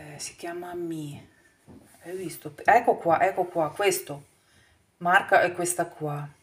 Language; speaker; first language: Italian; non-native, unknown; Ukrainian